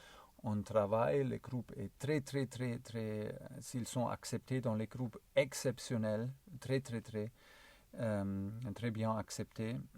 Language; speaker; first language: French; non-native, learner; German